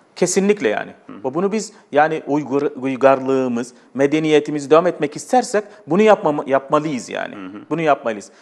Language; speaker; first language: Turkish; non-native, fluent; Arabic